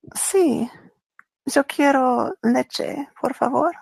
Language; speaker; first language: Spanish; non-native, learner; English